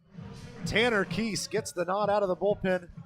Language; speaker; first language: English; native; English